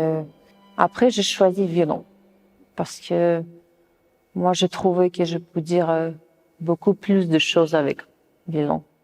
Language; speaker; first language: French; non-native, fluent; Russian